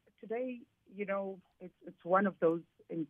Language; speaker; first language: English; non-native, local second language; Tsonga